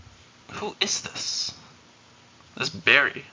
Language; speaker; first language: English; native; English